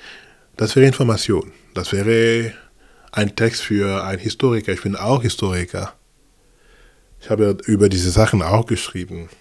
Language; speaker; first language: German; non-native, fluent; French